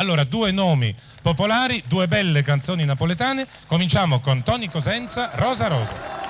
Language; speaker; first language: Italian; native; Italian